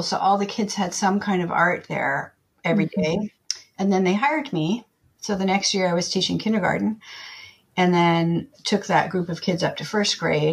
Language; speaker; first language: English; native; English